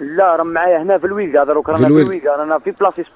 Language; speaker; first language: Arabic; native; Arabic